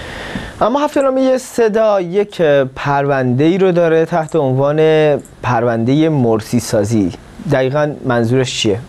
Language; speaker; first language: Persian; native; Persian